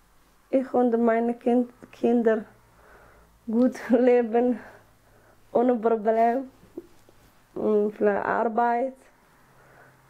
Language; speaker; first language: German; non-native, learner; Somali